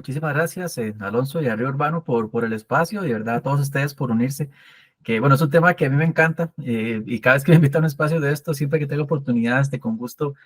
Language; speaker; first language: Spanish; native; Spanish